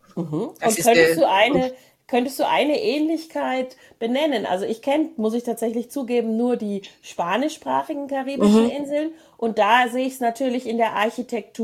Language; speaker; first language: German; native; German